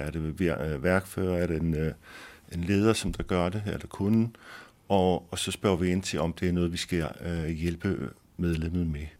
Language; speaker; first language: Danish; native; Danish